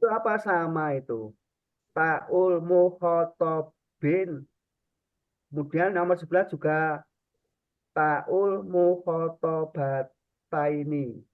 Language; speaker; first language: Sundanese; non-native, learner; Indonesian